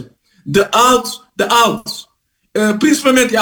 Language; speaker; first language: Portuguese; non-native, fluent; Kabuverdianu